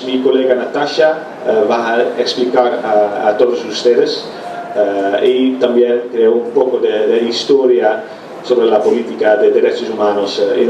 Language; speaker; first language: Spanish; non-native, fluent; Dutch